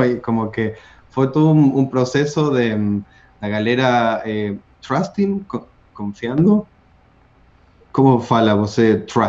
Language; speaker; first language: Portuguese; non-native, learner; Spanish